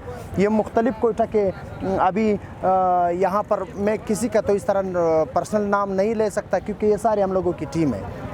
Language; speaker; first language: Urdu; non-native, local second language; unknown